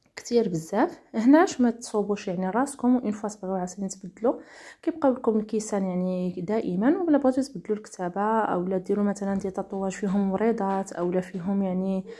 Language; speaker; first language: Arabic; native; Arabic